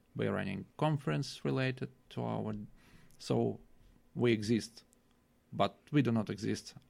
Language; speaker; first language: English; non-native, fluent; Russian